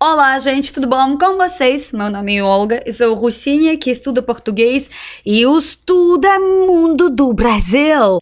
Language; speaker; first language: Portuguese; non-native, learner; Russian